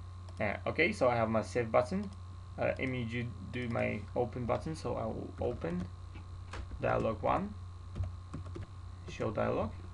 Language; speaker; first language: English; non-native, fluent; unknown